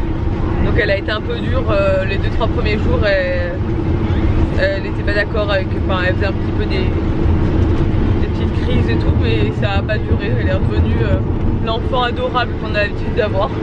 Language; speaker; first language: French; native; French